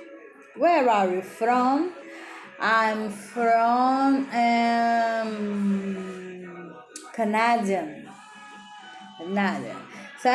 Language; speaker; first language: English; non-native, learner; Portuguese